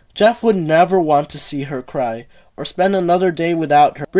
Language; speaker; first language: English; native; English